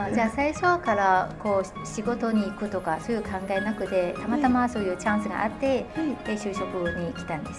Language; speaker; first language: Japanese; non-native, fluent; Chinese